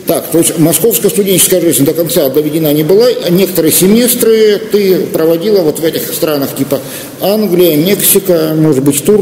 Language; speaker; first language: Russian; native; Russian